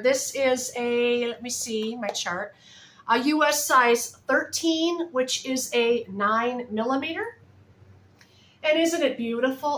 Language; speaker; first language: English; native; English